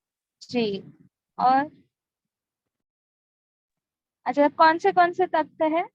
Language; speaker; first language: Hindi; native; Hindi